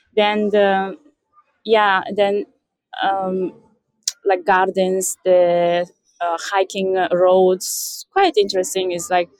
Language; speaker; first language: English; non-native, fluent; Russian